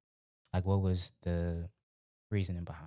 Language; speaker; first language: English; native; English